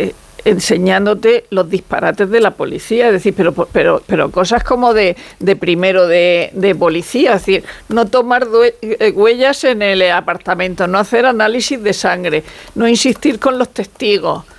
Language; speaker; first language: Spanish; native; Spanish